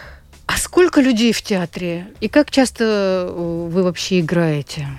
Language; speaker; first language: Russian; native; Russian